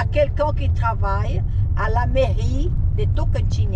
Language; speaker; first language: French; non-native, fluent; Portuguese